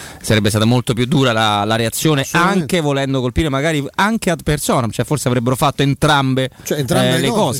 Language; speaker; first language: Italian; native; Italian